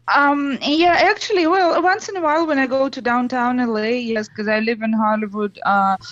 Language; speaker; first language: English; non-native, fluent; Russian